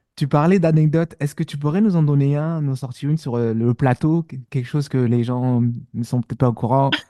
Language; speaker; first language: French; native; French